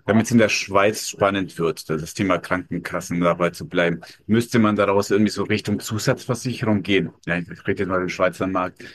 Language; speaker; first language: German; native; German